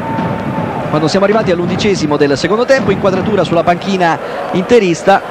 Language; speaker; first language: Italian; native; Italian